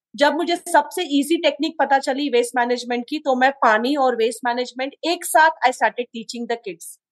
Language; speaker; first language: Hindi; non-native, local second language; Konkani